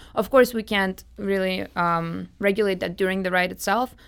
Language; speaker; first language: English; non-native, fluent; Russian